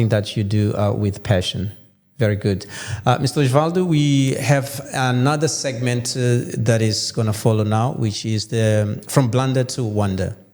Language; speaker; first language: English; non-native, fluent; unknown